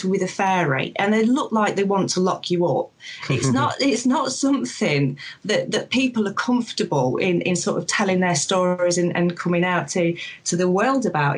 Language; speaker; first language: English; native; English